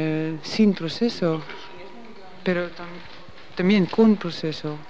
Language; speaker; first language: Spanish; non-native, learner; Dutch